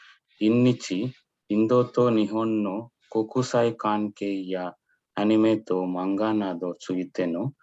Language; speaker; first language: Japanese; non-native, fluent; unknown